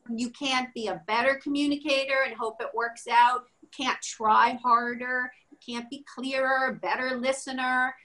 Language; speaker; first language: English; native; English